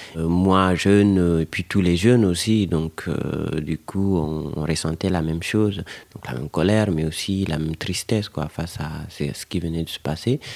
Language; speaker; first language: French; non-native, local second language; Fula